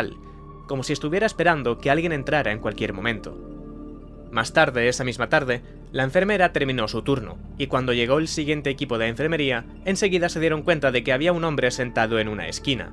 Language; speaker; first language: Spanish; native; Spanish